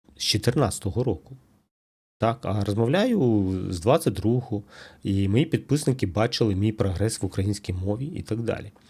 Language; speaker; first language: Ukrainian; non-native, local second language; Russian